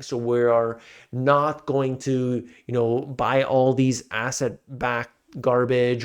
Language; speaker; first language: English; native; English